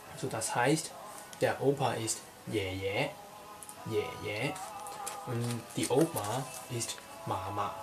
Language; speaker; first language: German; non-native, learner; Cantonese